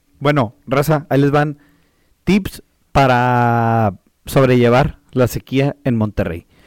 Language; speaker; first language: Spanish; native; Spanish